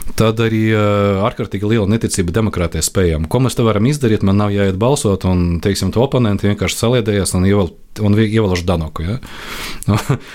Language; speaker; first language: Latvian; non-native, local second language; Russian